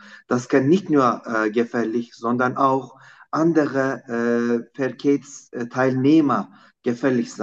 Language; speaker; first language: German; non-native, fluent; Turkish